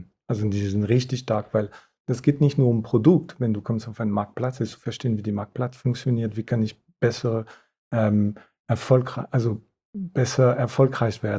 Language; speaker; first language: German; non-native, fluent; French